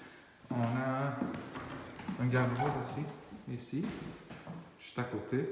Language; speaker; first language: French; non-native, fluent; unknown